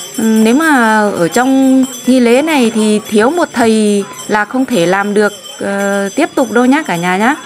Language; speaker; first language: Vietnamese; non-native, local second language; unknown